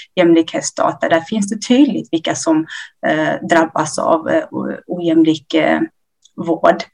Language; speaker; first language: Swedish; early bilingual, other home language; Amharic